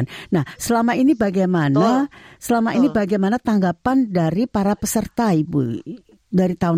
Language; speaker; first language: Indonesian; native; Indonesian